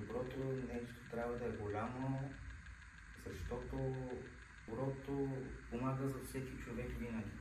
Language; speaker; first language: Bulgarian; non-native, local second language; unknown